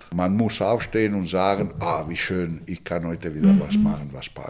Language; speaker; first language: German; non-native, fluent; Italian